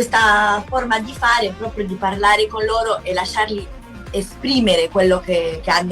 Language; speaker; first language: Italian; non-native, fluent; Spanish